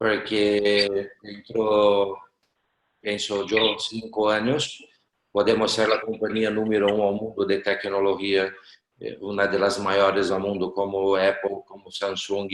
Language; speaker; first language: Portuguese; non-native, learner; Spanish